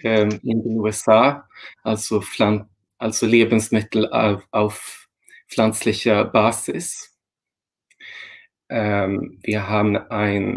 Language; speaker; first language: German; non-native, fluent; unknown